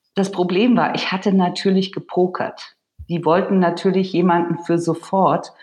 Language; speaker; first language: German; native; German